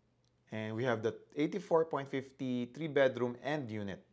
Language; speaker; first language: English; non-native, local second language; Filipino